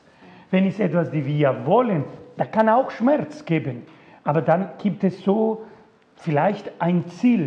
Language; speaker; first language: German; non-native, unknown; Spanish